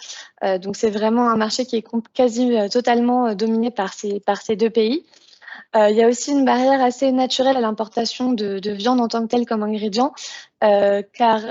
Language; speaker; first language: French; native; French